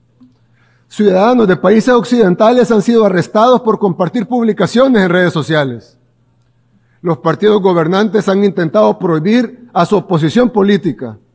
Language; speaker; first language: Spanish; native; Spanish